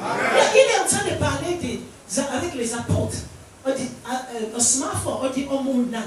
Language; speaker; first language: French; non-native, fluent; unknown